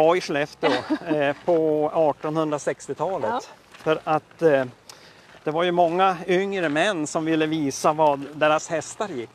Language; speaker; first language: Swedish; native; Swedish